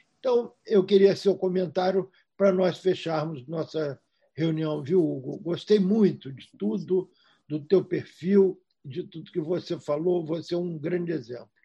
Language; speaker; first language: Portuguese; native; Portuguese